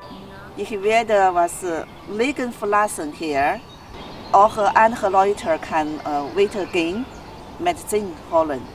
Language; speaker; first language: German; non-native, learner; Chinese